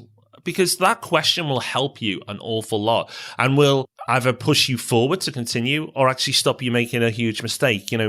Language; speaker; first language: English; native; English